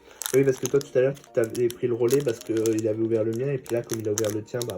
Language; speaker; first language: French; native; French